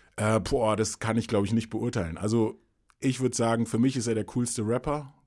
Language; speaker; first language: German; early bilingual, other home language; English